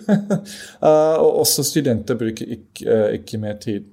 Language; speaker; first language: Norwegian; non-native, fluent; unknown